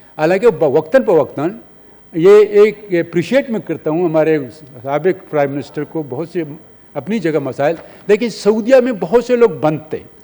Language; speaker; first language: Urdu; non-native, local second language; Baluchi